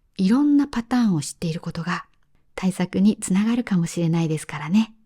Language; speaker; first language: Japanese; native; Japanese